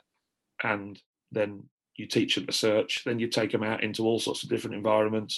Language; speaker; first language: English; native; English